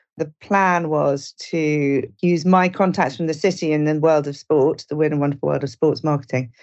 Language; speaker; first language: English; native; English